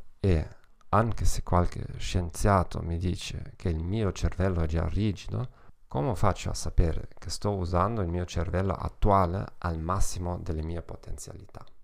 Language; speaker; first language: Italian; non-native, learner; German